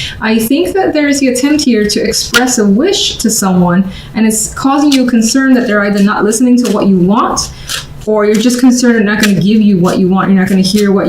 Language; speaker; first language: English; native; English